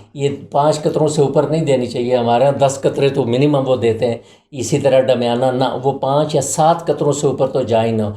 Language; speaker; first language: Urdu; non-native, local second language; Punjabi